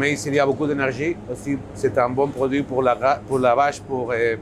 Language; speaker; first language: French; non-native, learner; Basque